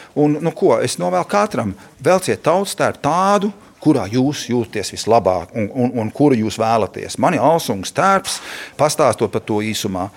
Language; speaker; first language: Latvian; early bilingual, heritage; Latvian